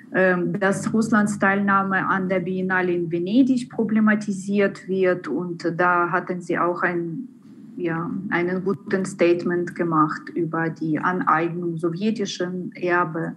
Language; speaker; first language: German; non-native, fluent; Ukrainian